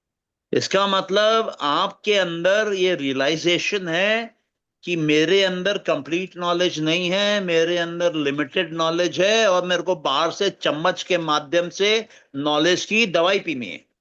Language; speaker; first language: Hindi; native; Hindi